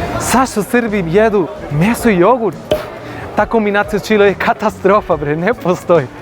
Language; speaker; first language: Bosnian; non-native, fluent; Spanish